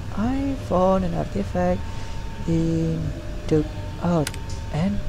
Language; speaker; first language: English; non-native, learner; Indonesian